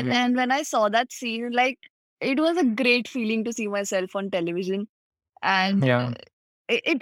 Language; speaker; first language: English; non-native, local second language; Punjabi